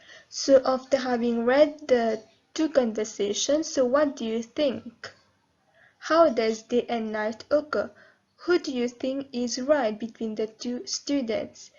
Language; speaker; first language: English; non-native, local second language; Morisyen